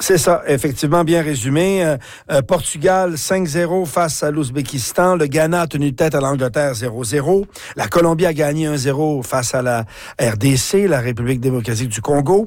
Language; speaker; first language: French; native; French